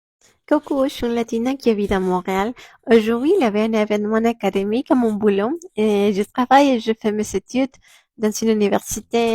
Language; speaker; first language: French; non-native, fluent; Spanish